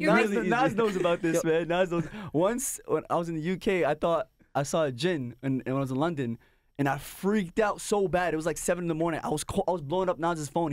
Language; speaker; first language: English; native; English